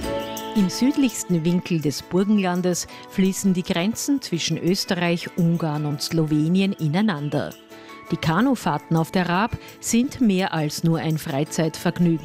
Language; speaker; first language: German; native; German